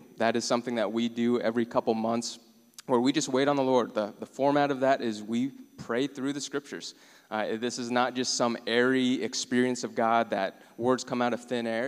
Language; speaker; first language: English; native; English